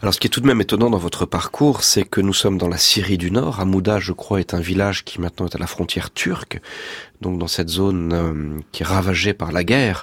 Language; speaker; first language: French; native; French